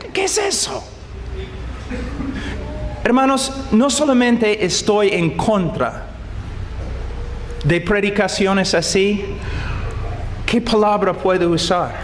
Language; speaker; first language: Spanish; non-native, fluent; English